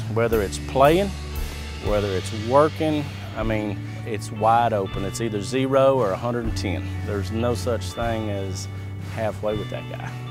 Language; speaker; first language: English; native; English